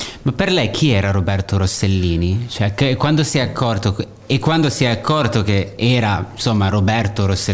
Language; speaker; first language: Italian; native; Italian